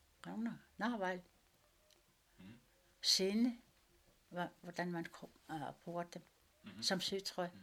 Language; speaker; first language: Danish; non-native, local second language; Kalaallisut